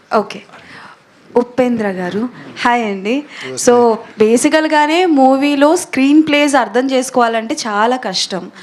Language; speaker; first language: Telugu; native; Telugu